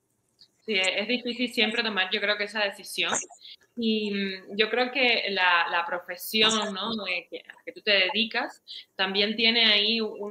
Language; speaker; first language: Spanish; native; Spanish